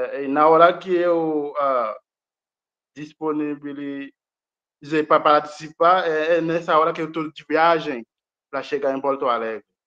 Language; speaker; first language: Portuguese; non-native, fluent; Haitian Creole